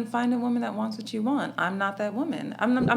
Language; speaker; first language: English; native; English